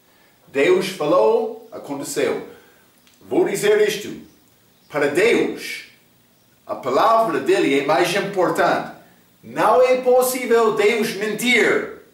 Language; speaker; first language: Portuguese; non-native, fluent; English